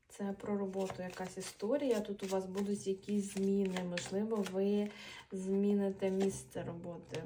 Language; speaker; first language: Ukrainian; non-native, local second language; Russian